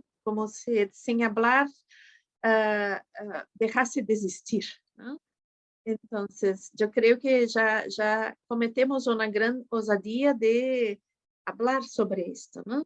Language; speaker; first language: Spanish; non-native, fluent; Portuguese